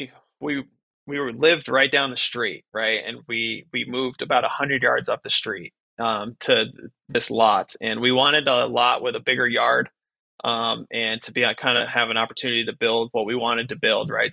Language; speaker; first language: English; native; English